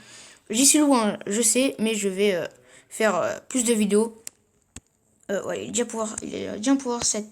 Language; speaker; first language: French; native; French